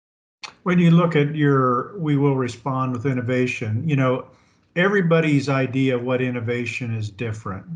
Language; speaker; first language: English; native; English